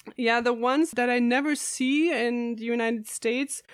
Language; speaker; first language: English; non-native, fluent; German